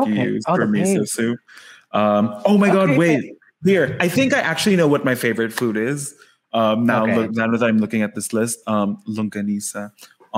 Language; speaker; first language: English; non-native, local second language; Filipino